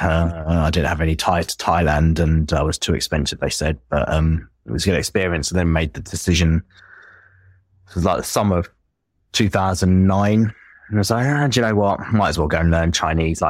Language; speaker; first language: English; native; English